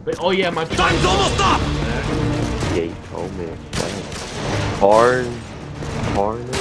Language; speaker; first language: English; native; English